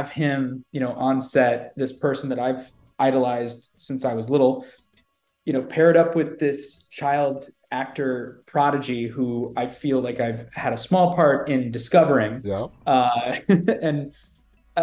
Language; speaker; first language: English; native; English